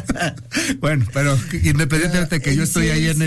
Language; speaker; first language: Spanish; native; Spanish